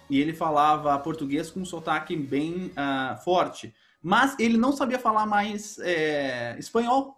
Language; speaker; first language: Portuguese; native; Portuguese